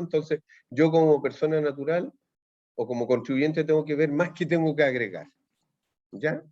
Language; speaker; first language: Spanish; native; Spanish